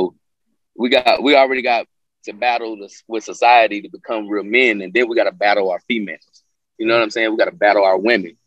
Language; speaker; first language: English; native; English